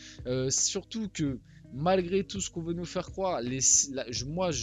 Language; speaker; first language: French; early bilingual, other home language; Portuguese